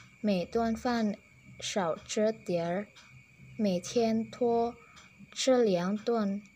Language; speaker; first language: Chinese; non-native, learner; Indonesian